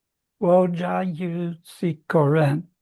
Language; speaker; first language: Chinese; non-native, learner; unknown